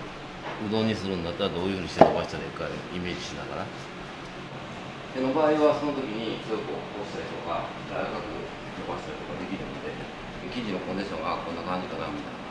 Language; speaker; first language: Japanese; native; Japanese